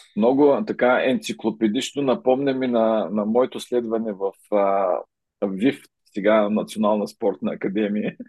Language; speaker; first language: Bulgarian; native; Bulgarian